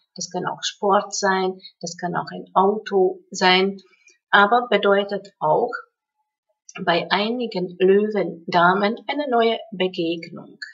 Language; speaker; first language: German; non-native, fluent; Hungarian